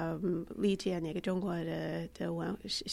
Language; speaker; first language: Chinese; non-native, fluent; English